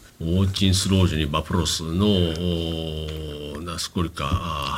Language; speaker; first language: Russian; non-native, fluent; Japanese